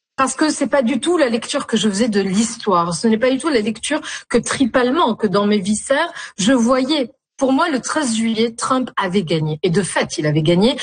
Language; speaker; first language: French; non-native, local second language; Arabic